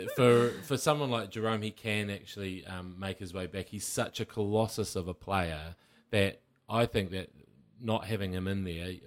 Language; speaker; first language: English; native; English